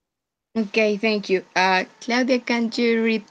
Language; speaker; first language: English; non-native, fluent; Spanish